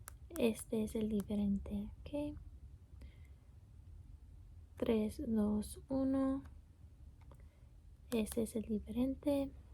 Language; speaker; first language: Spanish; non-native, learner; English